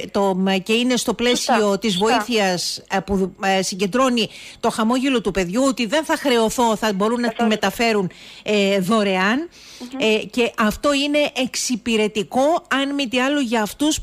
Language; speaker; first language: Greek; native; Greek